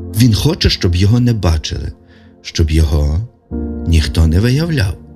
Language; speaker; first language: Ukrainian; native; Ukrainian